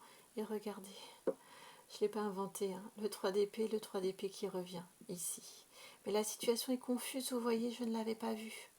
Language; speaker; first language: French; native; French